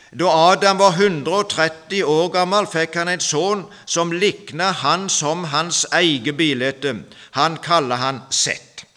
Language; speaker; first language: Norwegian; native; Norwegian